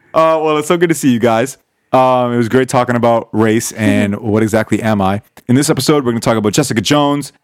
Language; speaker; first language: English; native; English